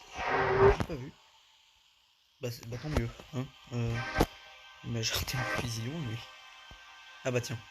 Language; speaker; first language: French; native; French